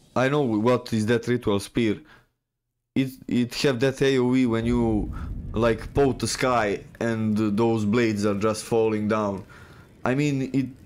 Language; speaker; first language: English; non-native, fluent; Serbian